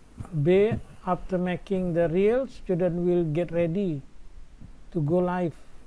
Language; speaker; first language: English; non-native, fluent; Indonesian